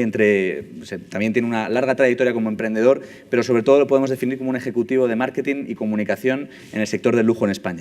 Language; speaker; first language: Spanish; native; Spanish